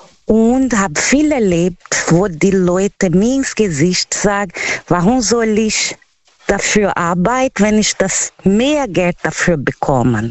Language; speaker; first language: German; non-native, learner; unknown